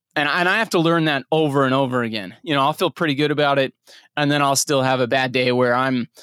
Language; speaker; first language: English; native; English